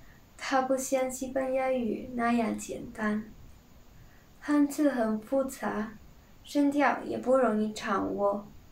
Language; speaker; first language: Chinese; non-native, learner; Spanish